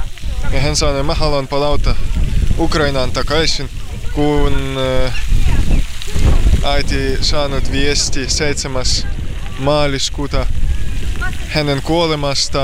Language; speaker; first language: Finnish; non-native, learner; Ukrainian